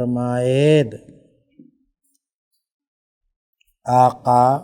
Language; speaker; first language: Persian; non-native, fluent; Urdu